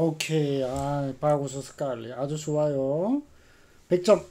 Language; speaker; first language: Korean; native; Korean